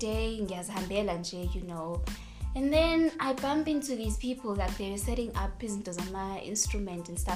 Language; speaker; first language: English; non-native, local second language; Zulu